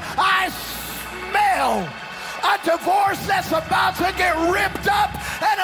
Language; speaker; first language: English; native; English